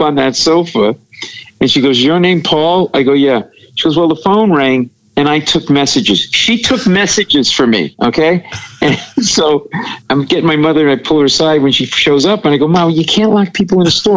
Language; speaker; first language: English; native; English